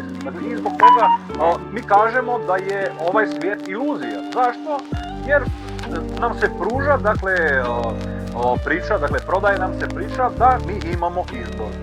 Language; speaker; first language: Croatian; native; Croatian